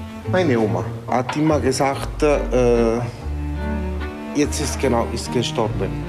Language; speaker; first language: German; non-native, learner; Italian